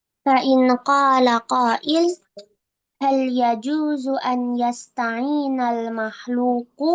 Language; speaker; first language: Arabic; non-native, learner; Indonesian